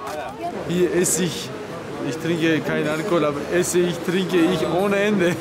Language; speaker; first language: German; non-native, learner; Armenian